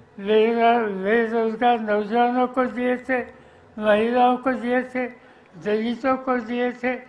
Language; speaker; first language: Hindi; non-native, local second language; Marathi